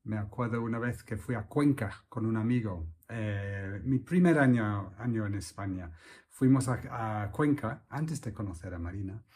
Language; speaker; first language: Spanish; non-native, fluent; English